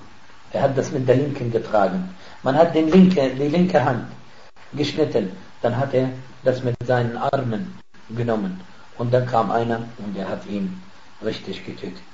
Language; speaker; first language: German; non-native, fluent; Arabic